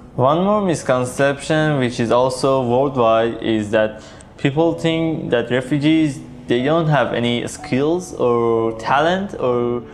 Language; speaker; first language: English; non-native, fluent; Persian